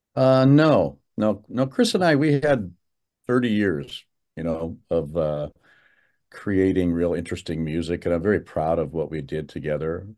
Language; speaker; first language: English; native; English